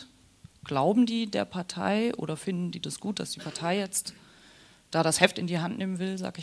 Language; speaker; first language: German; native; German